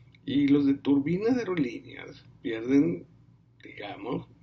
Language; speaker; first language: Spanish; native; Spanish